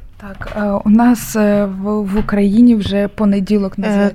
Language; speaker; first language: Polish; non-native, learner; Ukrainian